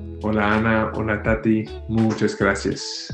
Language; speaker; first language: Spanish; non-native, fluent; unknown